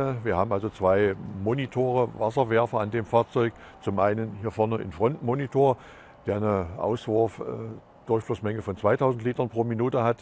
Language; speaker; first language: German; native; German